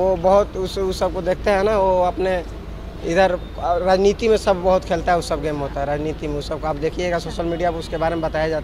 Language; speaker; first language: Hindi; native; Hindi